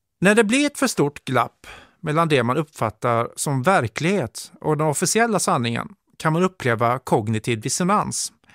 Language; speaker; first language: Swedish; native; Swedish